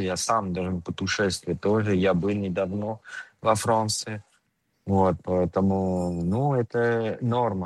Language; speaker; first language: Russian; non-native, fluent; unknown